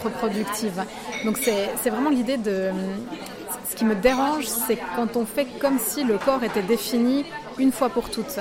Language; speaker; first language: French; native; French